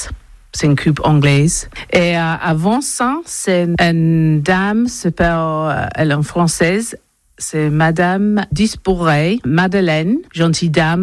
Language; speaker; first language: French; non-native, learner; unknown